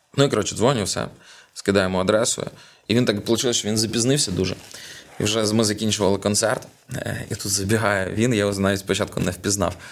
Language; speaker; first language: Ukrainian; non-native, local second language; Russian